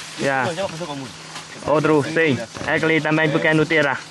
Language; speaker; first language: Portuguese; non-native, learner; Vietnamese